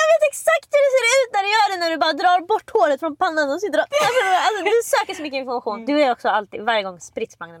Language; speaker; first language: Swedish; native; Swedish